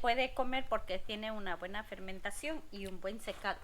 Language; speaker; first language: Spanish; native; Spanish